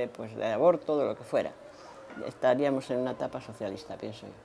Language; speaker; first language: Spanish; native; Spanish